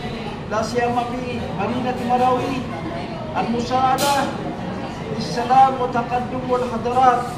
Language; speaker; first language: Arabic; non-native, fluent; Maranao